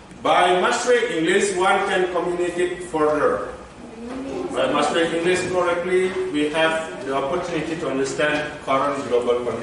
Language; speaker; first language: English; non-native, fluent; Indonesian